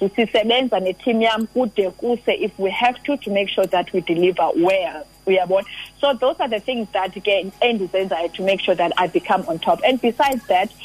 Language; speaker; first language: English; non-native, local second language; Xhosa